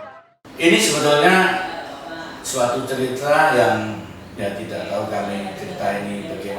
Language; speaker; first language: Indonesian; native; Indonesian